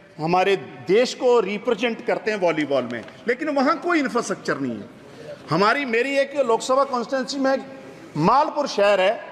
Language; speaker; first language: Hindi; non-native, local second language; Punjabi